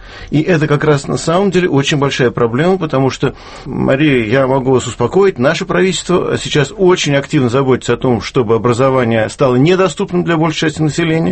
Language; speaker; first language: Russian; native; Russian